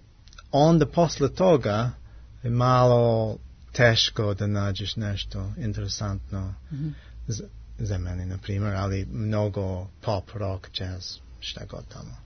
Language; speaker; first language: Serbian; non-native, learner; English